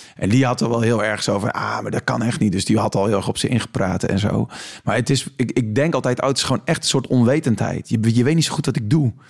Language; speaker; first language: Dutch; native; Dutch